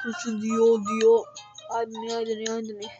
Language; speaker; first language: Albanian; early bilingual, heritage; Albanian